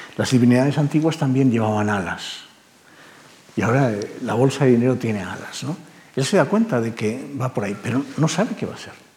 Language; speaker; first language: Spanish; native; Spanish